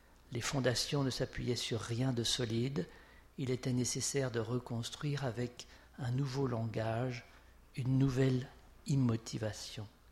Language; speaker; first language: French; native; French